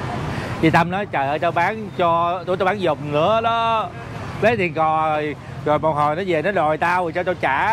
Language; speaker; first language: Vietnamese; native; Vietnamese